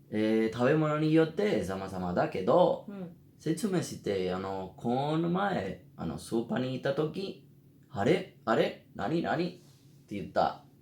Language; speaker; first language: Japanese; non-native, learner; Spanish